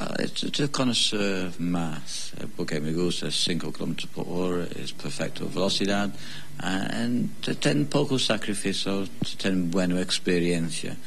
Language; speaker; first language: Spanish; non-native, learner; English